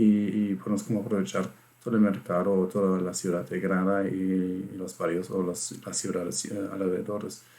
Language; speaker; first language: Spanish; non-native, fluent; German